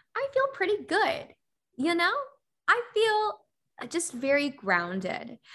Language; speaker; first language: English; native; English